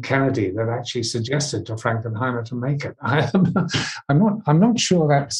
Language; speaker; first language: English; native; English